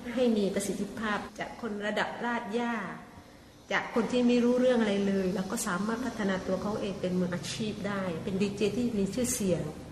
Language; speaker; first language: Thai; non-native, local second language; Malay